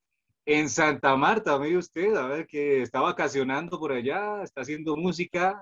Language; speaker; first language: Spanish; native; Spanish